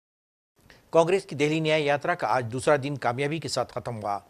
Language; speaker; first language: Hindi; native; Hindi